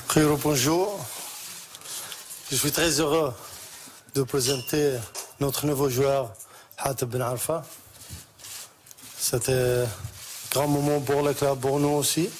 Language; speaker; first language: French; non-native, learner; Arabic